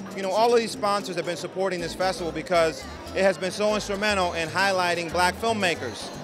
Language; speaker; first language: English; early bilingual, other home language; Spanish